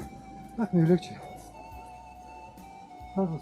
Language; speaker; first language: Russian; native; Russian